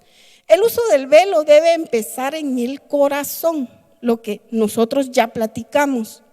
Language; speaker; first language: Spanish; native; Spanish